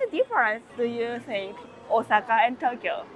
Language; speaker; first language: English; non-native, learner; Japanese